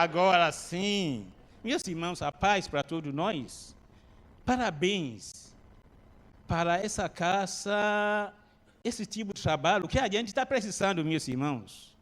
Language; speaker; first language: Portuguese; non-native, learner; Arabic